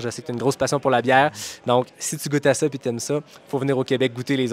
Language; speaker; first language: French; native; French